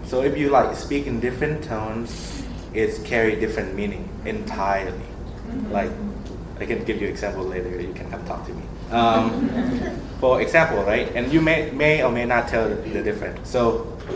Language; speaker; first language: English; non-native, fluent; Thai